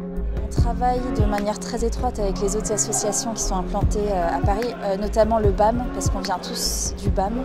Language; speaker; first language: French; native; French